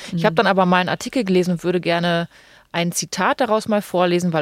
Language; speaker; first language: German; native; German